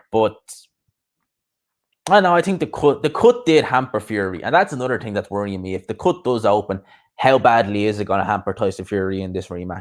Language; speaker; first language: English; native; English